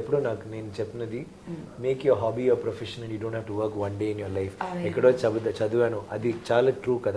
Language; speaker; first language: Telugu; non-native, local second language; Tamil